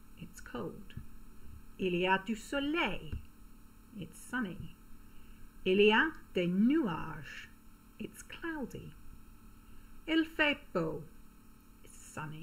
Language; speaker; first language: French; non-native, fluent; English